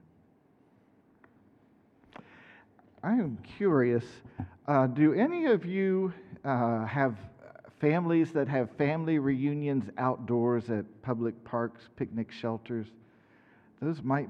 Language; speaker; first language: English; native; English